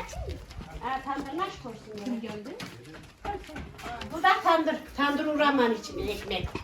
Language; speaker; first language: Turkish; native; Turkish